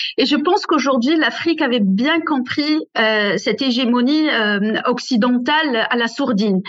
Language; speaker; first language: French; non-native, local second language; Arabic